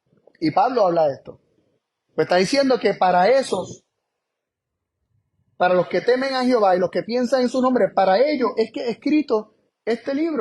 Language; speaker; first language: Spanish; native; Spanish